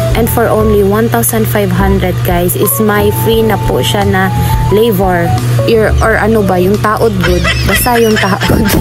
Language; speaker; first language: Filipino; non-native, local second language; Cebuano